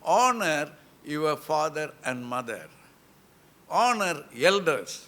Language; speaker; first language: English; non-native, local second language; Tamil